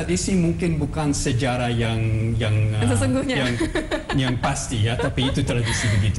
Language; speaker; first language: Indonesian; non-native, fluent; English